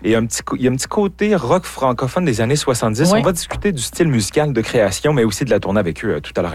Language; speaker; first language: French; native; French